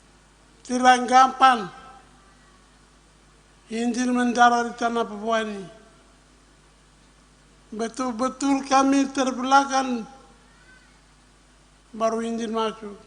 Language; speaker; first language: Indonesian; non-native, local second language; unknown